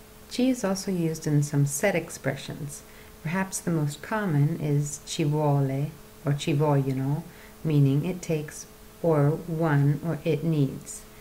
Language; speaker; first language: English; native; English